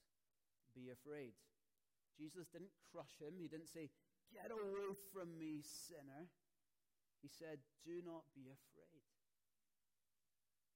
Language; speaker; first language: English; native; English